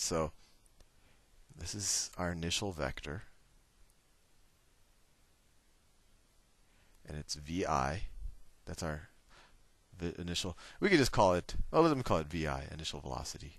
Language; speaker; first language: English; native; English